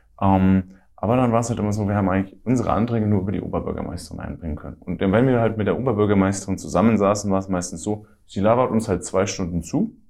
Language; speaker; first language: German; native; German